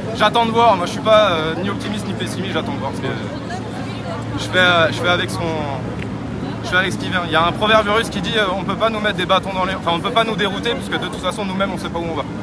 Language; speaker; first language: French; native; French